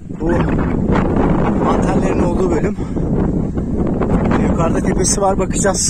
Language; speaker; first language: Turkish; native; Turkish